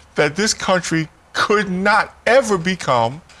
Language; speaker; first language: English; native; English